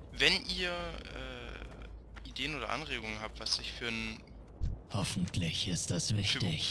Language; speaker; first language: German; native; German